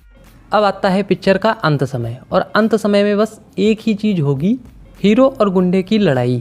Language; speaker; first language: Hindi; native; Hindi